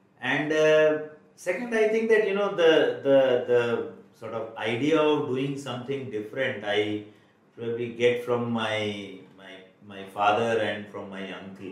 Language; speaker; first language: English; non-native, local second language; Marwari